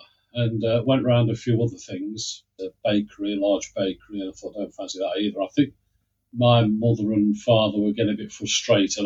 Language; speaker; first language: English; native; English